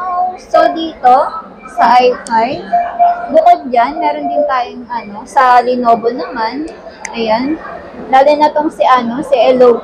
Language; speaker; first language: Filipino; native; Filipino